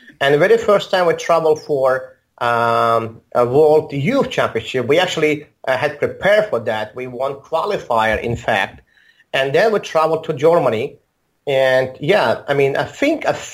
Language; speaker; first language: English; non-native, fluent; Azerbaijani